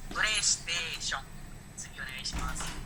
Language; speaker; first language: Japanese; non-native, learner; Indonesian